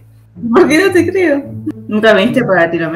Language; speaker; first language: Spanish; native; Spanish